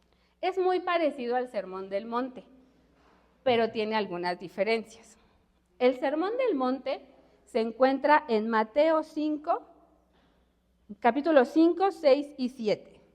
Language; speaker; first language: Spanish; native; Spanish